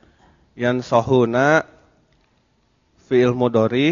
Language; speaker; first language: Arabic; non-native, learner; Indonesian